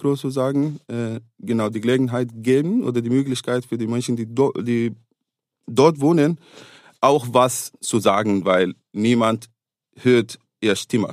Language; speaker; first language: German; non-native, fluent; Arabic